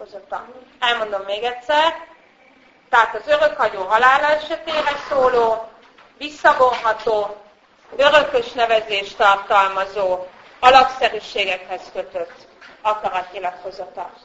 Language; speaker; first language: Hungarian; native; Hungarian